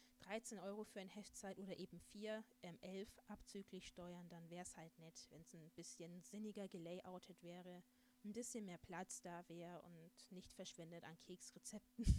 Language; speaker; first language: German; native; German